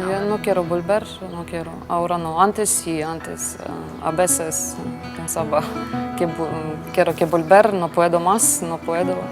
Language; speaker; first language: Spanish; non-native, learner; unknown